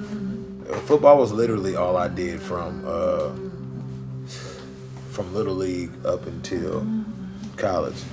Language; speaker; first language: English; early bilingual, other home language; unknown